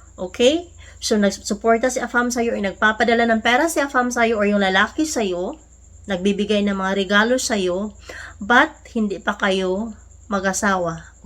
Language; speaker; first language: Filipino; non-native, local second language; Cebuano